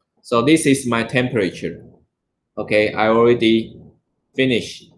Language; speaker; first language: English; non-native, learner; Chinese